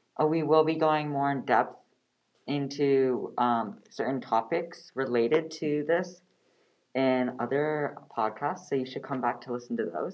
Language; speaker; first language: English; native; English